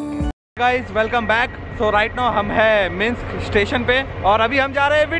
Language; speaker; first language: Hindi; native; Hindi